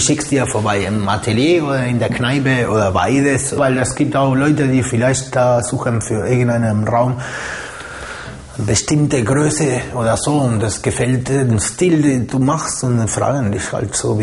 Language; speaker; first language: German; non-native, fluent; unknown